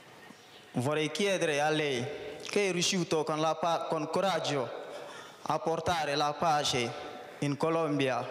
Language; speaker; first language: Italian; non-native, learner; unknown